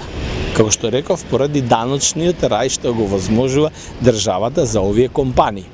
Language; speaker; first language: Macedonian; native; Macedonian